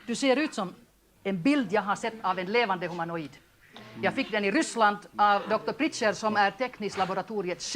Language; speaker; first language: Swedish; non-native, local second language; Finnish